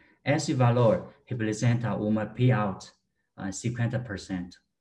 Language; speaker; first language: Portuguese; non-native, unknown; Chinese